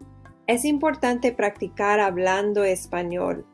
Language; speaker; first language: Spanish; non-native, fluent; English